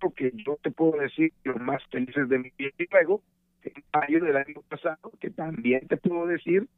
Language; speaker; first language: Spanish; native; Spanish